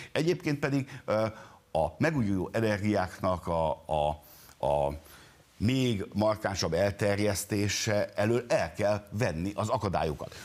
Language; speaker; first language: Hungarian; native; Hungarian